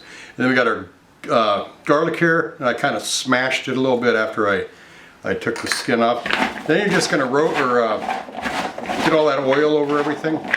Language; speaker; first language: English; native; English